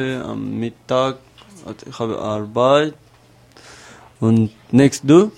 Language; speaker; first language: German; non-native, learner; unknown